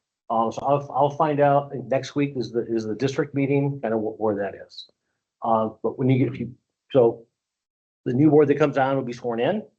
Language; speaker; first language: English; native; English